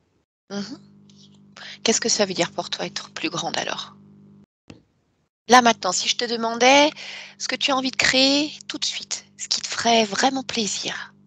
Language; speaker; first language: French; native; French